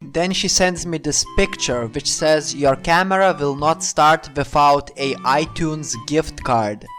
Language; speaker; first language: English; non-native, fluent; Lithuanian